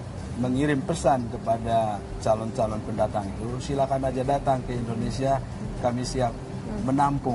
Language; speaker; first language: Indonesian; native; Indonesian